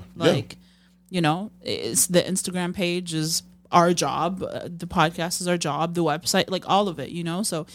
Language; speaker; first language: English; non-native, fluent; Arabic